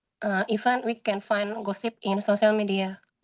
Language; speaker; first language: English; non-native, learner; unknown